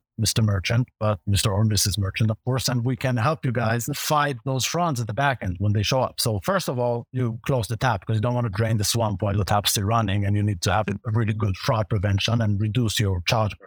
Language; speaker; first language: English; non-native, fluent; Hebrew